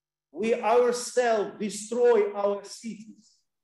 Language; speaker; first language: English; non-native, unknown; Ukrainian